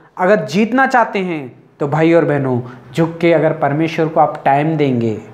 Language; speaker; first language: Hindi; non-native, local second language; Telugu